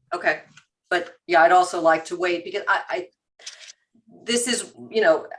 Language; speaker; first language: English; native; English